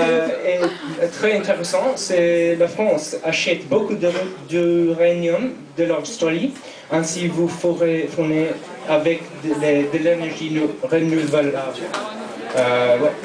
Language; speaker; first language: French; non-native, fluent; English